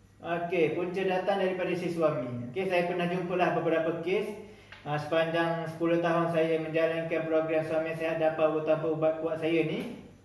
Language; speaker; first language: Malay; native; Malay